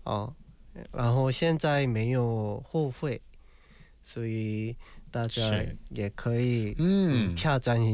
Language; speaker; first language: Chinese; non-native, learner; Korean